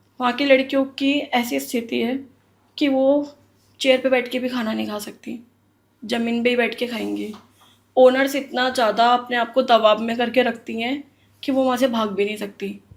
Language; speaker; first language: Hindi; native; Hindi